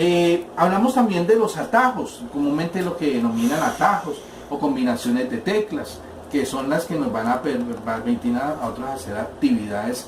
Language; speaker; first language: Spanish; native; Spanish